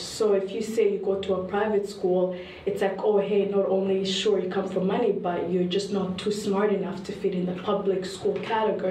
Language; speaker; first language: English; non-native, local second language; Kinyarwanda